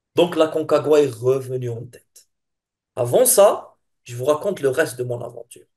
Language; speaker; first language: French; non-native, local second language; Arabic